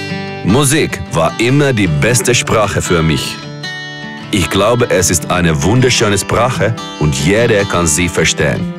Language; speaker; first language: German; non-native, learner; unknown